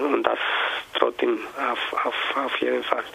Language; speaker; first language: German; non-native, learner; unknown